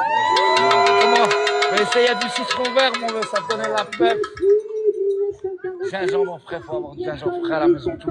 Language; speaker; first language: French; native; French